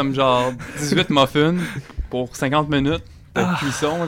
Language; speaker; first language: French; native; French